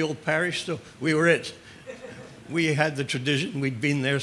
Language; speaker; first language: English; native; English